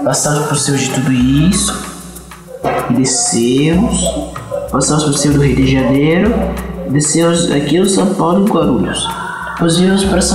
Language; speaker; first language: Portuguese; early bilingual, other home language; Arabic